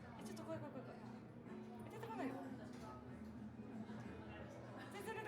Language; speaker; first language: Japanese; native; Japanese